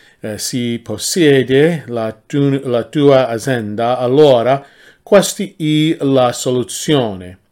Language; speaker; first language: Italian; non-native, learner; English